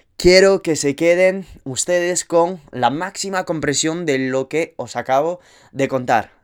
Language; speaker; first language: Spanish; early bilingual, heritage; Spanish